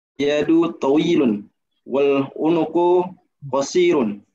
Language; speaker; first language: Arabic; non-native, fluent; Indonesian